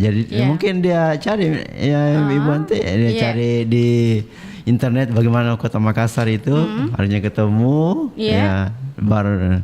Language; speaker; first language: Indonesian; native; Indonesian